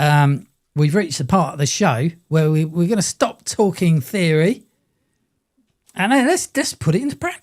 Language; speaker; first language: English; native; English